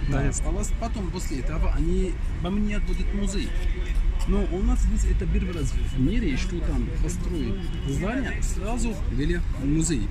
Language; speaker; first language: Russian; non-native, learner; Arabic